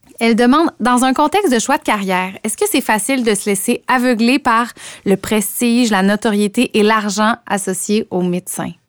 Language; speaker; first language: French; native; French